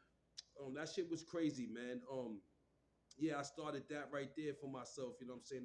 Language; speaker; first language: English; native; English